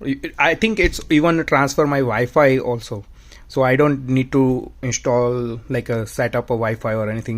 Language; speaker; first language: English; non-native, fluent; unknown